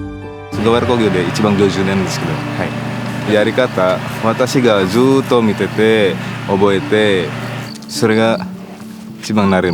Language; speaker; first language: Japanese; non-native, learner; Indonesian